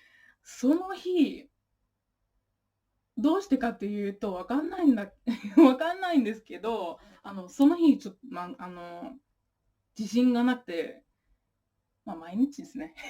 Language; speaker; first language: Japanese; non-native, fluent; English